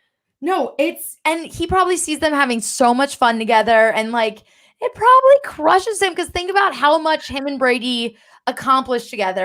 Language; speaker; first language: English; native; English